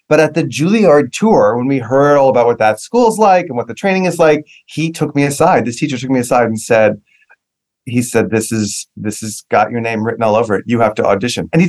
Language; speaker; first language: English; native; English